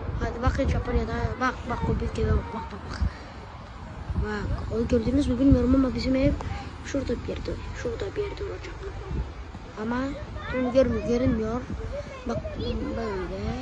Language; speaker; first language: Turkish; early bilingual, heritage; Turkish